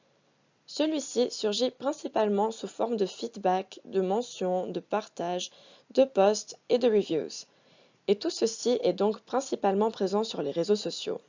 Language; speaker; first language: French; native; French